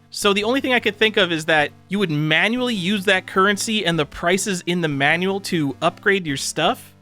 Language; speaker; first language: English; native; English